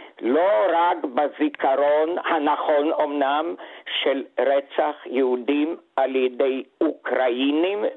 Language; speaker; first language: Hebrew; non-native, fluent; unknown